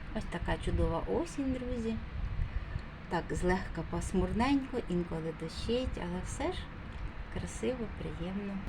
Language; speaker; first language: Ukrainian; non-native, local second language; Russian